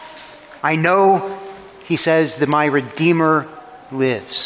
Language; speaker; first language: English; native; English